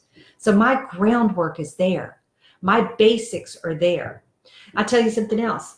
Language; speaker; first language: English; native; English